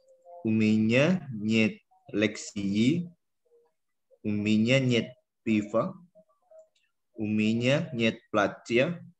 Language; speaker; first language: Russian; non-native, learner; Indonesian